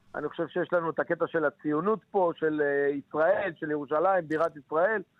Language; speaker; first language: Hebrew; native; Hebrew